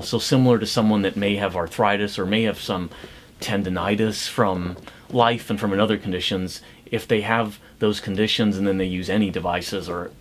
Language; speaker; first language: English; native; English